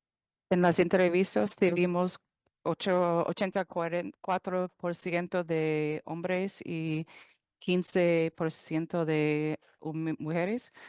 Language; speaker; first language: Spanish; non-native, fluent; English